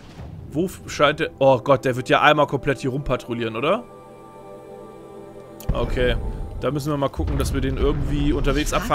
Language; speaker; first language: German; native; German